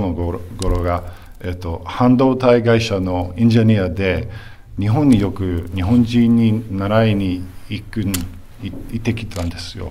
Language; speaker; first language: Japanese; non-native, fluent; English